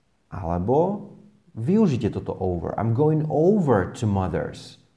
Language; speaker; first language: English; non-native, fluent; Slovak